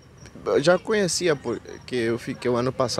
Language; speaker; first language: Portuguese; non-native, fluent; Spanish